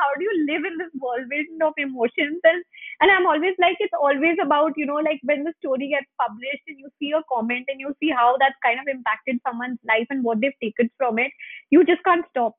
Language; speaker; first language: English; non-native, local second language; Hindi